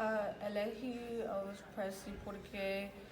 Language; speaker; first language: Spanish; non-native, learner; English